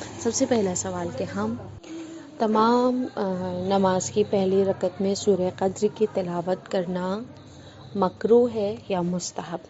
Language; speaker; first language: Urdu; native; Urdu